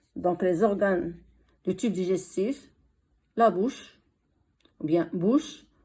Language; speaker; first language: French; non-native, local second language; Arabic